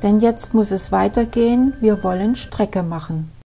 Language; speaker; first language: German; native; German